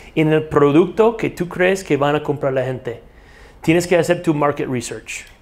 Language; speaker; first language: Spanish; non-native, fluent; English